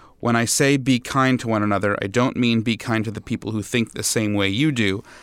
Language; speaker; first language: English; native; English